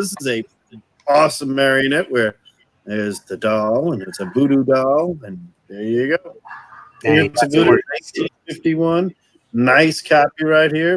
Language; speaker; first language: English; native; English